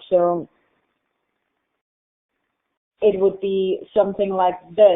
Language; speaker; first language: English; non-native, fluent; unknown